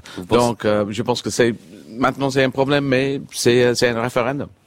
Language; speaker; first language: French; non-native, fluent; English